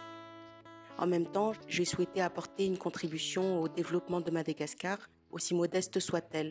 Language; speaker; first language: French; early bilingual, other home language; Malagasy